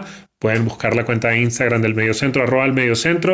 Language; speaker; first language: Spanish; native; Spanish